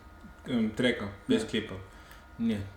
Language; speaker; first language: Russian; non-native, fluent; English